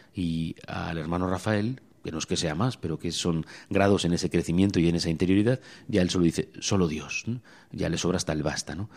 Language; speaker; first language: Spanish; native; Spanish